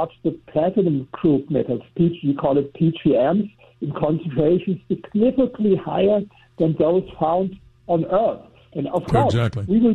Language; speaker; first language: English; non-native, fluent; German